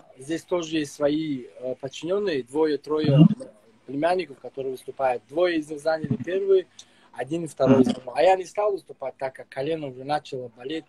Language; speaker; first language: Russian; non-native, local second language; Tajik